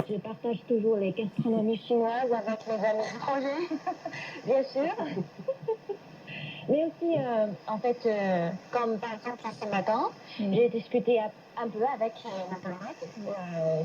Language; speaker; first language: French; non-native, fluent; Chinese